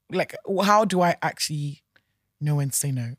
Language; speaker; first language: English; non-native, local second language; Yoruba